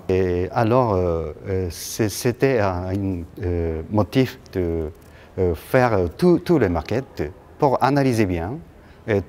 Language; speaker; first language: French; non-native, learner; Japanese